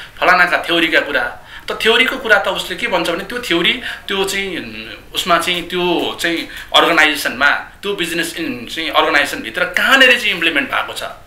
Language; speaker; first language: Nepali; native; Nepali